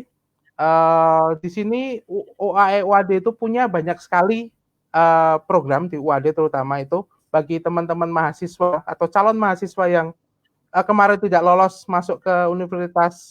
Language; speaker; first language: Indonesian; native; Indonesian